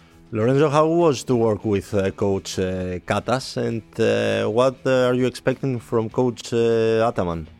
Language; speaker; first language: English; non-native, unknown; Greek